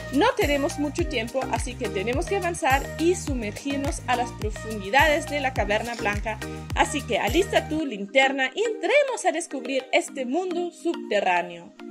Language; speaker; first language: Spanish; native; Spanish